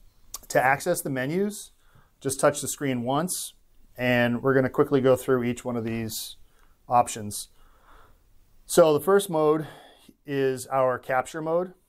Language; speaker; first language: English; native; English